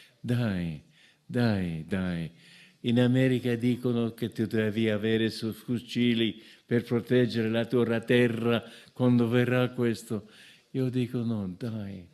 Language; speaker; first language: Italian; non-native, fluent; English